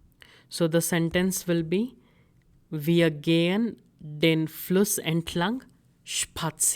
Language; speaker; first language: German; non-native, fluent; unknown